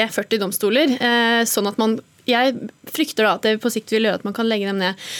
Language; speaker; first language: Norwegian; native; Norwegian